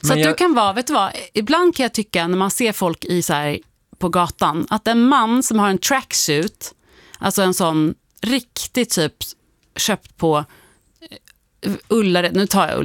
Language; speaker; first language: Swedish; native; Swedish